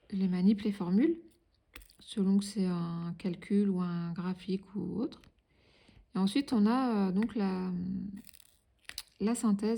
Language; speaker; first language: French; native; French